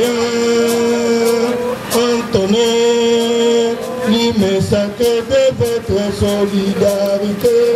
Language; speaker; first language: French; non-native, local second language; Lingala